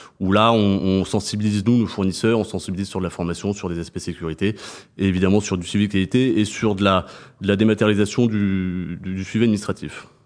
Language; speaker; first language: French; native; French